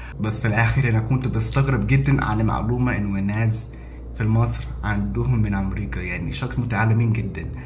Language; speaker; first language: Egyptian Arabic; non-native, fluent; English